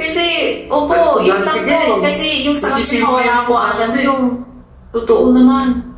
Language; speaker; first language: Filipino; non-native, learner; Chinese